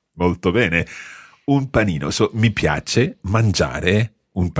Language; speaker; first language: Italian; non-native, fluent; English